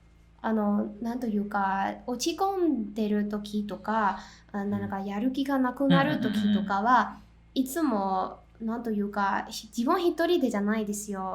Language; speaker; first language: Japanese; non-native, fluent; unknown